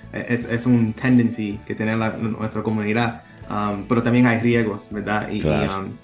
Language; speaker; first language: Spanish; early bilingual, heritage; Spanish